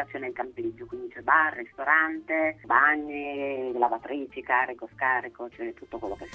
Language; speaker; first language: Italian; native; Italian